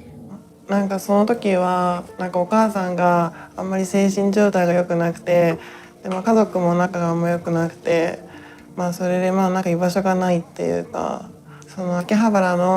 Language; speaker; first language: Japanese; native; Japanese